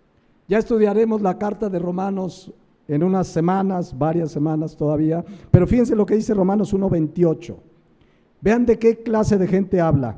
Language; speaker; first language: Spanish; native; Spanish